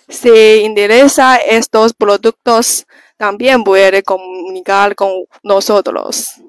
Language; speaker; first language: Spanish; non-native, learner; Chinese